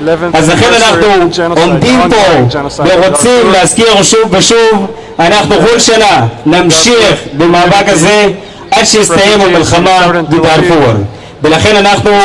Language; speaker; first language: Hebrew; non-native, fluent; Arabic